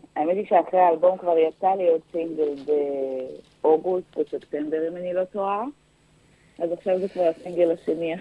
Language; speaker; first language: Hebrew; early bilingual, other home language; Russian